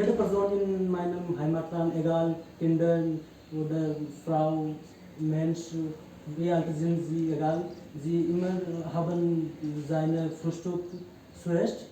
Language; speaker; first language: German; non-native, learner; Hindi